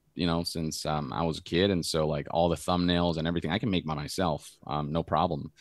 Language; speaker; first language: English; non-native, fluent; Spanish